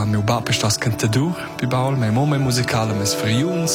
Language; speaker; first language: Italian; non-native, local second language; Romansh